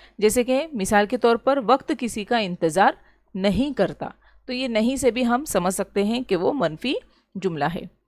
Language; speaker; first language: Urdu; native; Urdu